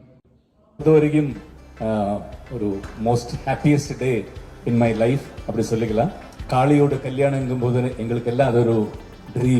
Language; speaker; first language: Tamil; non-native, fluent; Malayalam